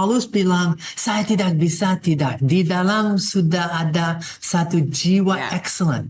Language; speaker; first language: Indonesian; non-native, fluent; English